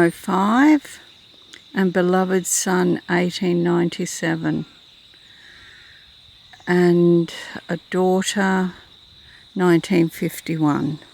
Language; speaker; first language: English; native; English